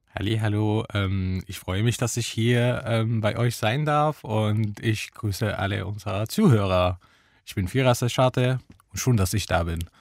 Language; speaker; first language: German; non-native, fluent; Arabic